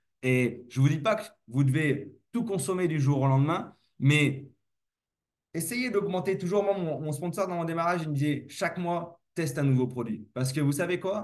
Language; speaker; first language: French; native; French